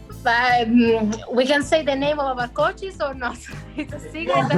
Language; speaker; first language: English; non-native, fluent; Italian